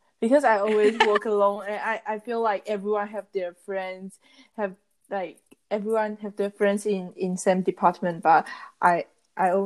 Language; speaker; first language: English; non-native, learner; Chinese